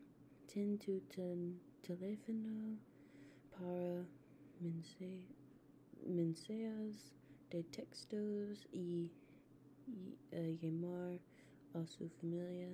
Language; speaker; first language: Spanish; non-native, learner; English